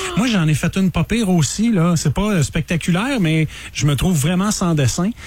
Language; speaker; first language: French; native; French